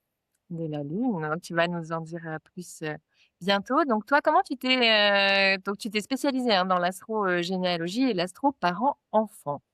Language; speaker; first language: French; native; French